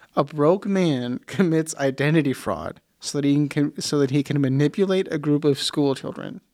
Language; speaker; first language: English; early bilingual, other home language; Plautdietsch